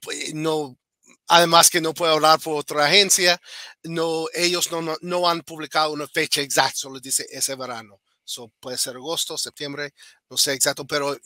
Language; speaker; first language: Spanish; non-native, fluent; English